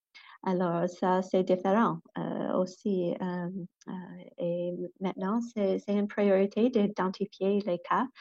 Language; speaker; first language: French; non-native, local second language; English